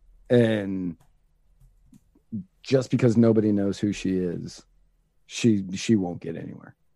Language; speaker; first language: English; native; English